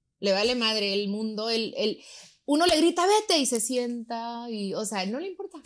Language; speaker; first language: Spanish; early bilingual, heritage; Spanish